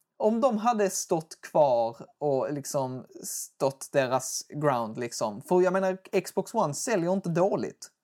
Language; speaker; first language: Swedish; native; Swedish